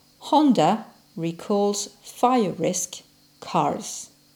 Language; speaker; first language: French; native; French